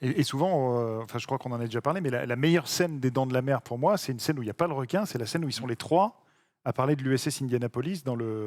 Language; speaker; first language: French; native; French